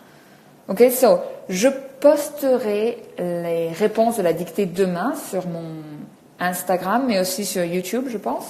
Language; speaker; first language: French; native; French